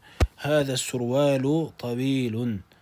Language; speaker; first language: Arabic; non-native, fluent; Uzbek